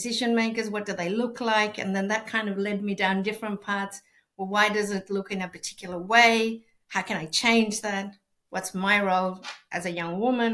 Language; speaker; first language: English; non-native, fluent; Spanish